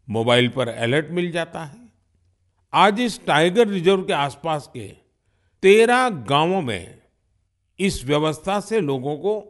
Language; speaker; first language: Hindi; non-native, local second language; Gujarati